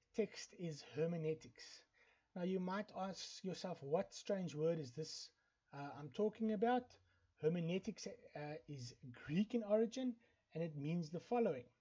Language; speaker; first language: English; non-native, local second language; Afrikaans